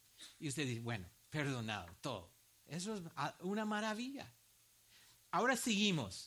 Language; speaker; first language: Spanish; non-native, fluent; English